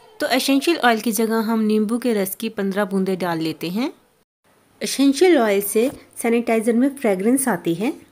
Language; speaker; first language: Hindi; native; Hindi